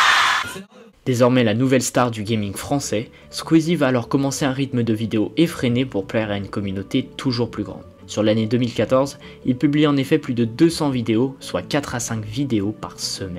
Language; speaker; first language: French; native; French